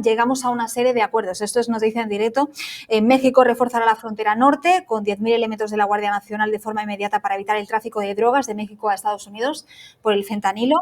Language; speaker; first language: Spanish; native; Spanish